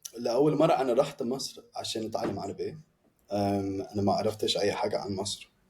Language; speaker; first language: Egyptian Arabic; non-native, fluent; English